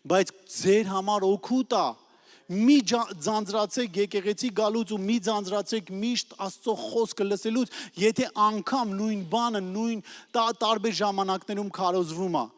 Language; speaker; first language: Armenian; native; Armenian